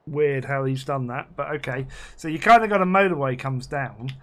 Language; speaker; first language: English; native; English